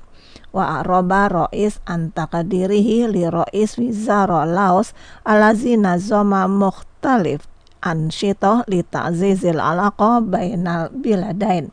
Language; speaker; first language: Arabic; non-native, fluent; Indonesian